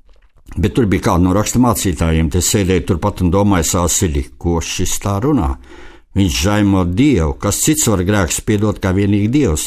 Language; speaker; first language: Latvian; native; Latvian